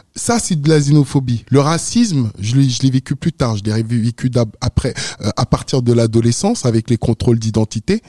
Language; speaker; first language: French; early bilingual, other home language; Wolof